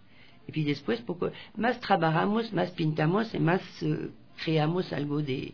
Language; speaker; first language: Spanish; non-native, fluent; French